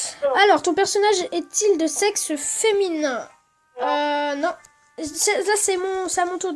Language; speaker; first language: French; native; French